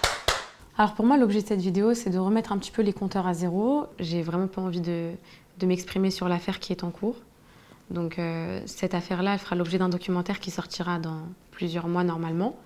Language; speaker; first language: French; native; French